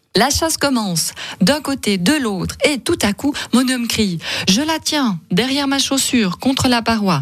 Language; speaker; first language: French; native; French